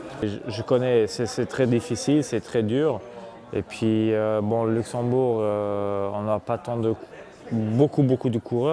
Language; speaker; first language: French; non-native, local second language; Luxembourgish